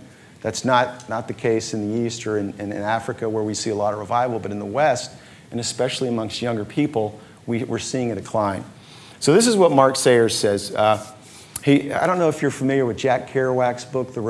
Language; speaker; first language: English; native; English